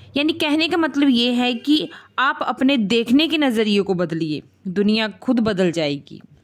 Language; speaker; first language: Hindi; non-native, local second language; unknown